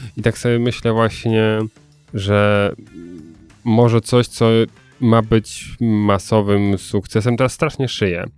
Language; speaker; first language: Polish; native; Polish